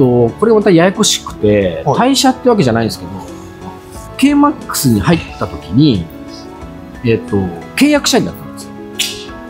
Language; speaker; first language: Japanese; native; Japanese